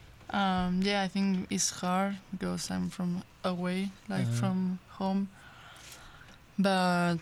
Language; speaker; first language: English; non-native, learner; Spanish